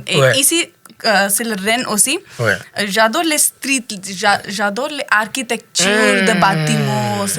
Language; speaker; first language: French; non-native, learner; Hindi